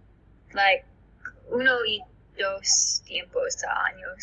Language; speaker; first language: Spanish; non-native, learner; English